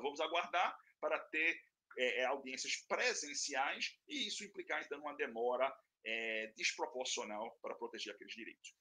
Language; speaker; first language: Portuguese; native; Portuguese